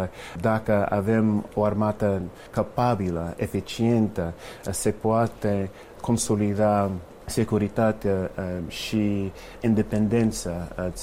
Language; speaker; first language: Romanian; non-native, fluent; English